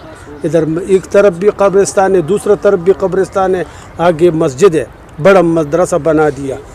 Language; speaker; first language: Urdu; non-native, local second language; Pashto